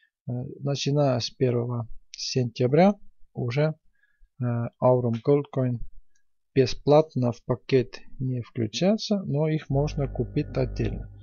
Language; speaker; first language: Russian; non-native, fluent; Estonian